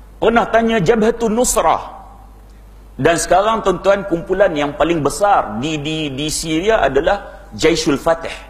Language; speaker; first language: Malay; native; Malay